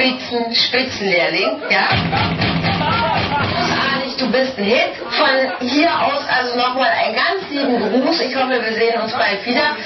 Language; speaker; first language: German; native; German